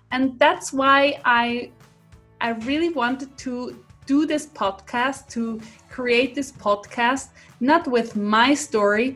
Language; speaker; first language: English; non-native, fluent; Swiss German